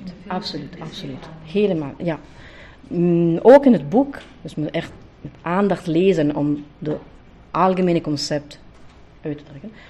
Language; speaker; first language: Dutch; non-native, fluent; Italian